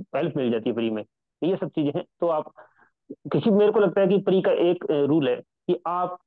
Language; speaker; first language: Hindi; native; Hindi